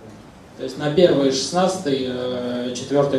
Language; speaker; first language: Russian; native; Russian